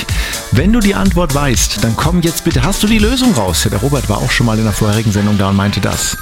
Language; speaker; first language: German; native; German